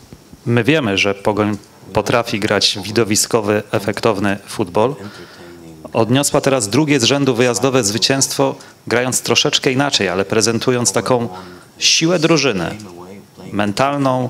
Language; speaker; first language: Polish; native; Polish